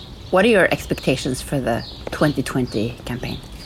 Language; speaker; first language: English; non-native, fluent; Norwegian